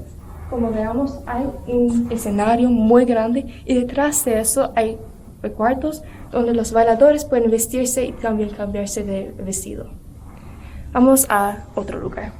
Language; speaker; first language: Spanish; non-native, local second language; Low German